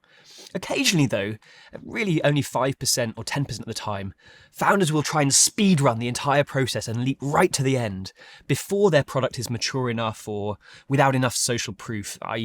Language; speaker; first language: English; native; English